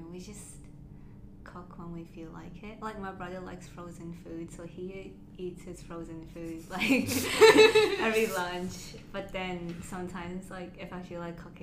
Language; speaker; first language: English; non-native, local second language; Cantonese